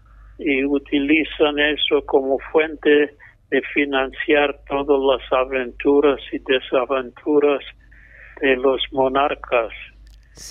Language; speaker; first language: Spanish; non-native, fluent; English